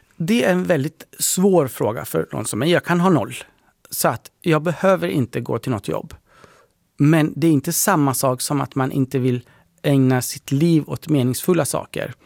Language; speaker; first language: Swedish; early bilingual, other home language; Persian